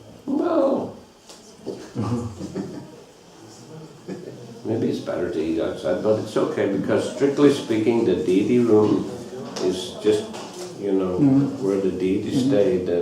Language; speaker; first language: English; non-native, fluent; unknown